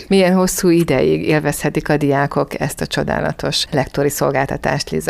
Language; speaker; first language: Hungarian; native; Hungarian